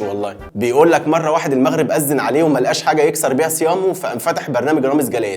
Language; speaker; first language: Arabic; native; Arabic